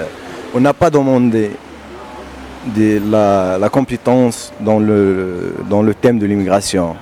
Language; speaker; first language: French; non-native, local second language; Berber languages